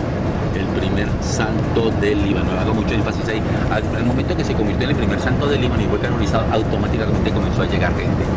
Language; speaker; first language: Spanish; native; Spanish